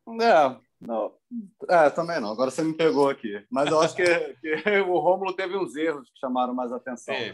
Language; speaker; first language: Portuguese; native; Portuguese